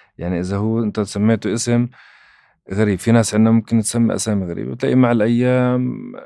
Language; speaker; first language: Arabic; native; Arabic